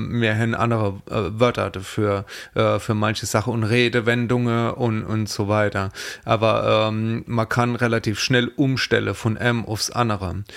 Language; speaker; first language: German; native; German